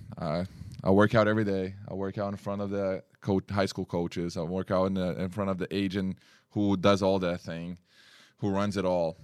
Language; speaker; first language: English; non-native, fluent; Lithuanian